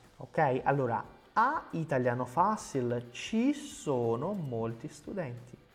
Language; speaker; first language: Italian; non-native, fluent; Portuguese